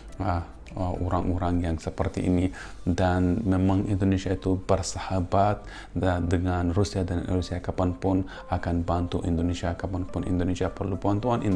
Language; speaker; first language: Indonesian; non-native, fluent; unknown